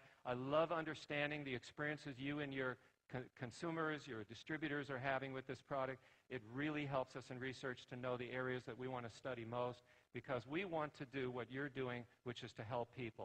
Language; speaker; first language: English; native; English